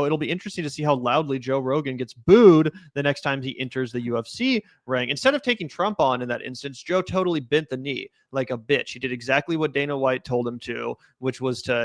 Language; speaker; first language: English; native; English